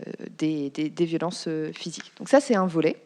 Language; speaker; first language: French; native; French